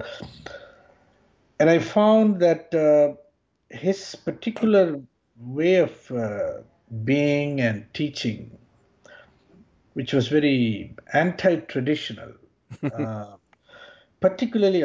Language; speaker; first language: English; non-native, local second language; Tamil